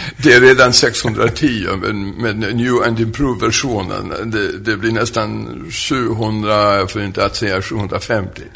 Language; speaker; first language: Swedish; non-native, fluent; French